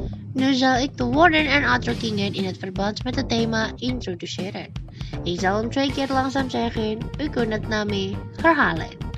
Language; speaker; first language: Dutch; non-native, fluent; Indonesian